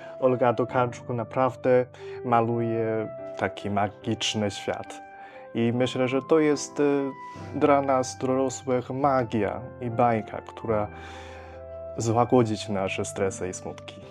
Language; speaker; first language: Polish; non-native, fluent; Chinese